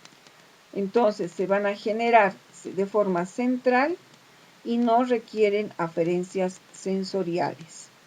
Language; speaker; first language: Spanish; native; Spanish